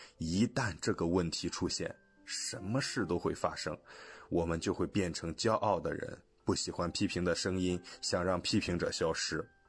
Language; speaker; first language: Chinese; non-native, fluent; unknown